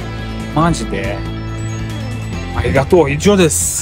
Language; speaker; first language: Japanese; non-native, learner; Russian